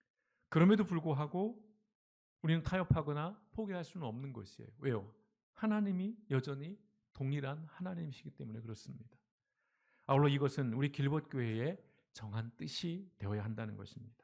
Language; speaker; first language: Korean; native; Korean